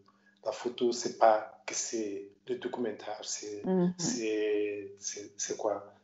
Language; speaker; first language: French; non-native, local second language; Portuguese